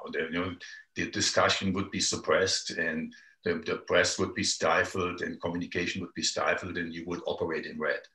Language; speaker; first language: English; non-native, fluent; German